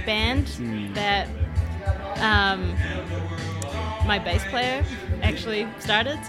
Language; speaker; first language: English; native; English